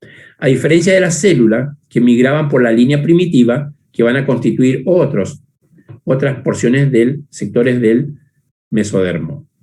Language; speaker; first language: Spanish; native; Spanish